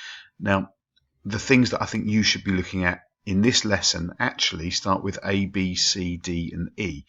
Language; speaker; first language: English; native; English